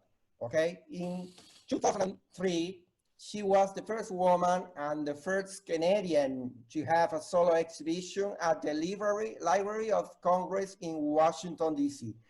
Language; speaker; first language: English; non-native, fluent; Spanish